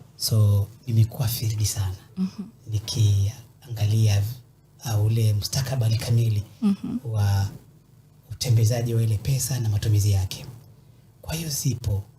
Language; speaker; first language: Swahili; native; Swahili